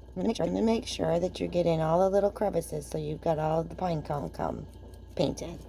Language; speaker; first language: English; native; English